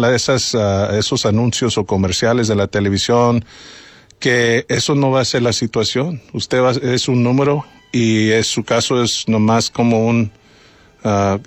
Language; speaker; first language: Spanish; early bilingual, heritage; Spanish